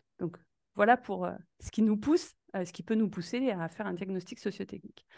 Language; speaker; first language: French; native; French